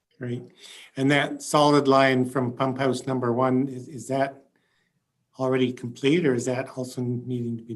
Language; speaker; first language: English; native; English